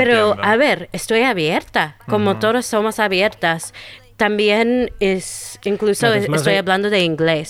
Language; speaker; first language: Spanish; non-native, fluent; English